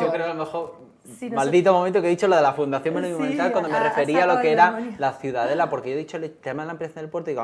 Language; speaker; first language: Spanish; native; Spanish